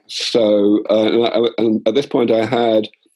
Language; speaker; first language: English; native; English